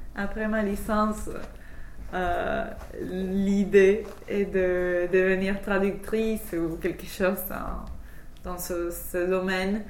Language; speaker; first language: French; non-native, fluent; English